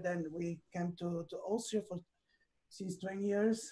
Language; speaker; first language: English; non-native, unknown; Bulgarian